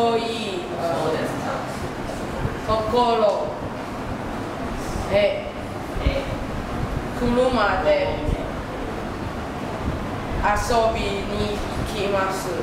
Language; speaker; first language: Japanese; non-native, learner; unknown